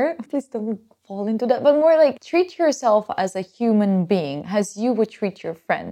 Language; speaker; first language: English; non-native, fluent; Italian